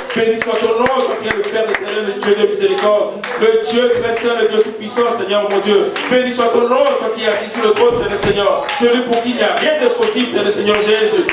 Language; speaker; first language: French; non-native, local second language; Haitian Creole